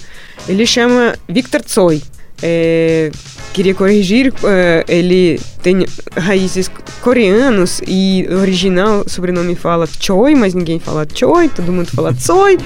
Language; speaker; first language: Portuguese; non-native, fluent; Russian